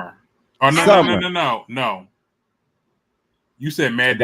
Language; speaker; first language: English; native; English